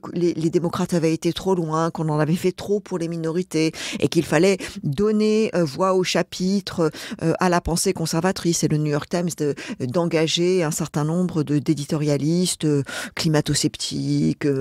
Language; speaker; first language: French; native; French